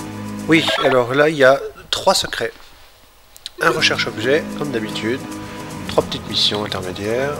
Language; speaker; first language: French; native; French